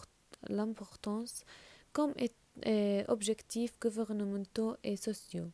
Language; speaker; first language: French; non-native, learner; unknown